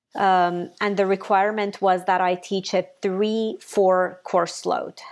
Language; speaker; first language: English; non-native, fluent; Persian